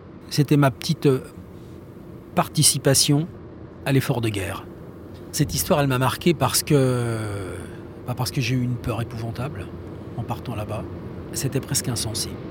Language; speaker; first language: French; native; French